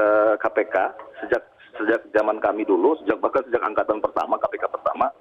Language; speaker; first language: Indonesian; native; Indonesian